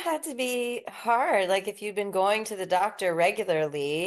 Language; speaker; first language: English; native; English